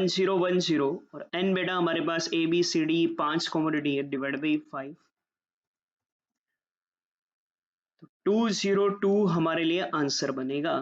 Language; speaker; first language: Hindi; native; Hindi